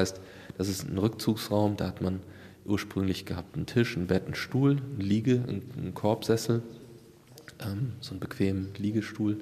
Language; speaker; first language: German; native; German